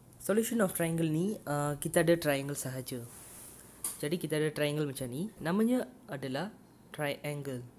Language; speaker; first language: Malay; non-native, local second language; Tamil